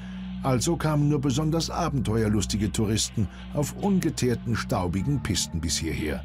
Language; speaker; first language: German; native; German